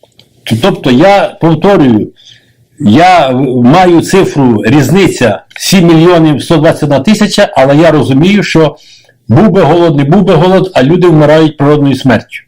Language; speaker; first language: Ukrainian; native; Ukrainian